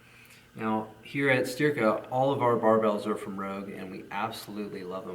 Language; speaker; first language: English; native; English